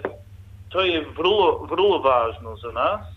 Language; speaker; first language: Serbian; non-native, learner; English